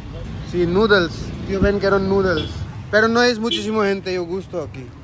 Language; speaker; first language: Spanish; non-native, learner; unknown